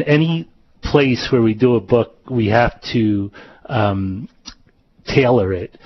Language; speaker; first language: English; native; English